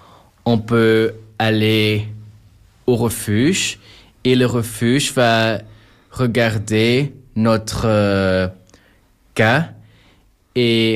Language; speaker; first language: French; non-native, local second language; Dutch